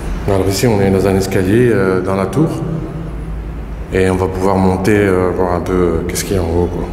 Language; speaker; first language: French; native; French